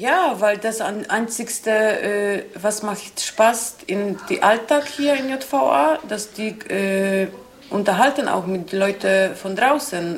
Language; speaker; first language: German; non-native, learner; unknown